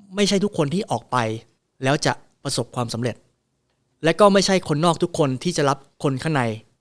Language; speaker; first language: Thai; native; Thai